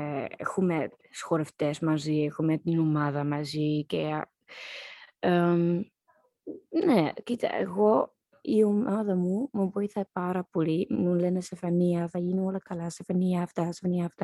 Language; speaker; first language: Greek; early bilingual, heritage; Dutch